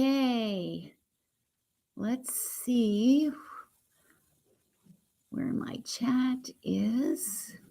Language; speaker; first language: English; native; English